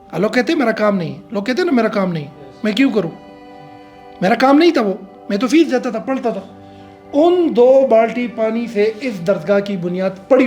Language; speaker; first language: Urdu; non-native, local second language; Pashto